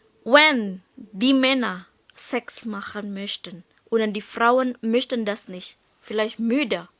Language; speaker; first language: German; non-native, learner; Indonesian